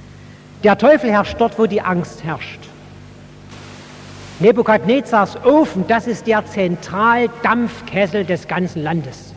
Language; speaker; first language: German; native; German